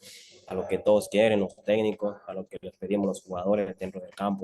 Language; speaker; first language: Spanish; native; Spanish